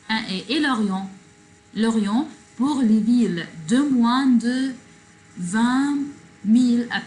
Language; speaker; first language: French; non-native, fluent; Arabic